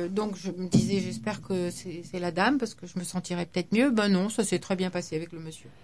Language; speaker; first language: French; non-native, fluent; English